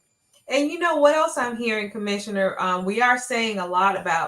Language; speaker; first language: English; native; English